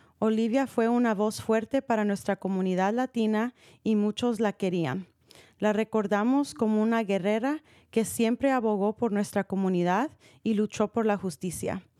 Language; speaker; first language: Spanish; early bilingual, heritage; Spanish